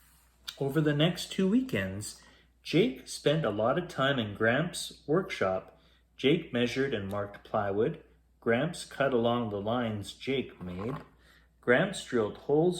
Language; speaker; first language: English; native; English